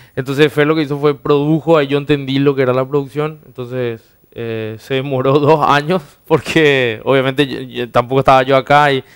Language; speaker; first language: Spanish; native; Spanish